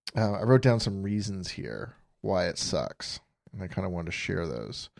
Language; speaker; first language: English; native; English